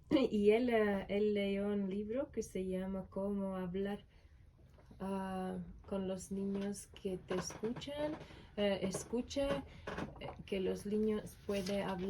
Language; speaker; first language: Spanish; non-native, learner; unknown